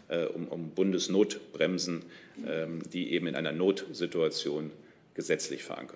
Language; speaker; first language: German; native; German